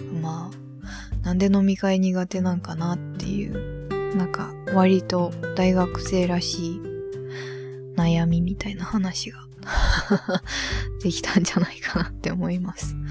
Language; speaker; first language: Japanese; native; Japanese